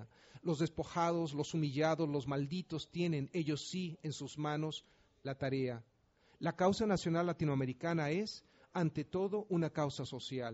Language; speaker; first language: Spanish; native; Spanish